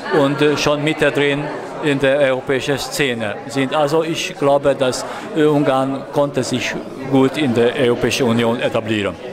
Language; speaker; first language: German; non-native, fluent; Hungarian